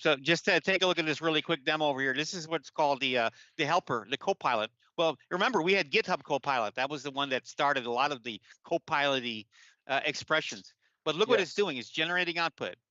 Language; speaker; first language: English; native; English